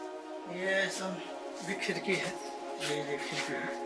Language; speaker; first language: Hindi; non-native, local second language; Malayalam